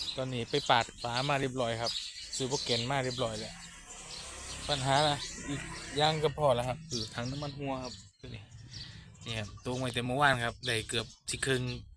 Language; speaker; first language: Thai; native; Thai